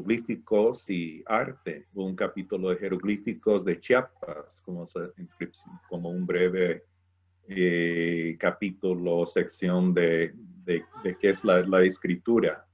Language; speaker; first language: Spanish; non-native, fluent; English